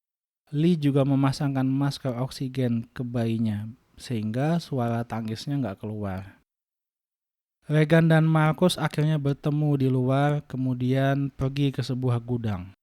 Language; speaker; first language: Indonesian; native; Indonesian